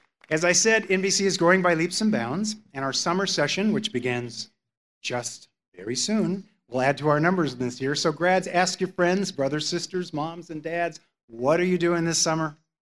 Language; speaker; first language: English; native; English